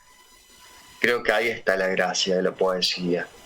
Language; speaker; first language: Spanish; native; Spanish